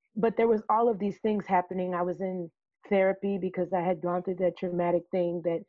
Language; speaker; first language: English; native; English